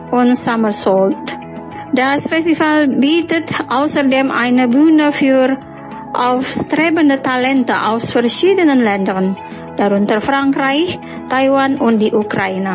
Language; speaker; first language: German; non-native, fluent; Indonesian